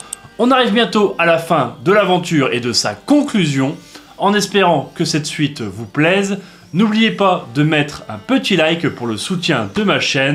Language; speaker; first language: French; native; French